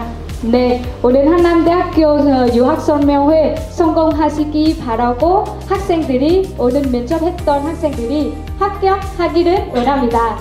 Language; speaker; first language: Korean; non-native, learner; Vietnamese